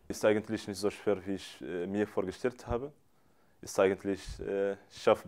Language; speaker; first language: German; non-native, fluent; Arabic